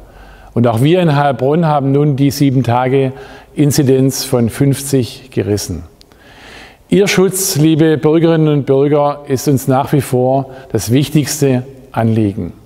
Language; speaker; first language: German; native; German